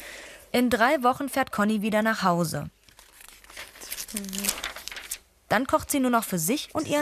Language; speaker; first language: German; native; German